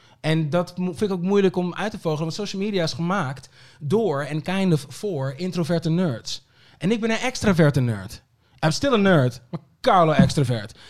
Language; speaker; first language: Dutch; early bilingual, other home language; Papiamento